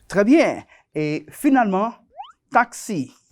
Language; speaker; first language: French; non-native, fluent; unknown